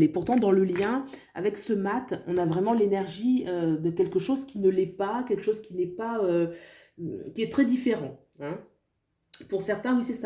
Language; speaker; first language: French; native; French